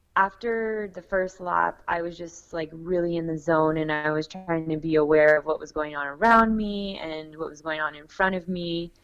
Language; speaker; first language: English; native; English